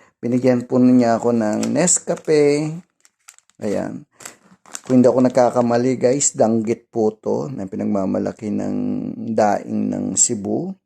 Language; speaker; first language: Filipino; non-native, local second language; Cebuano